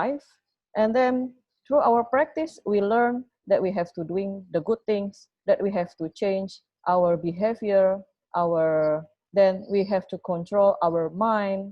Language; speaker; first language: English; non-native, fluent; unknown